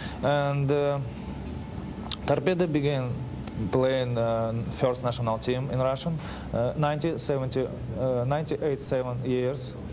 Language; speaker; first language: English; non-native, learner; Russian